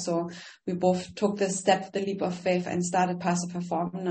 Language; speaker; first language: English; non-native, fluent; German